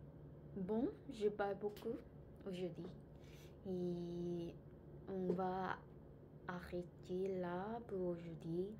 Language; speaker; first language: French; non-native, learner; Korean